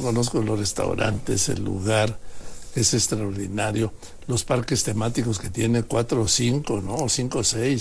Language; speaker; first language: Spanish; native; Spanish